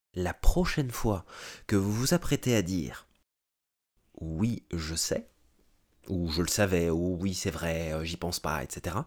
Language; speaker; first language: French; native; French